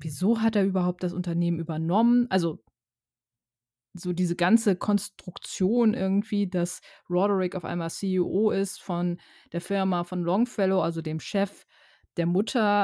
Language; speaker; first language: German; native; German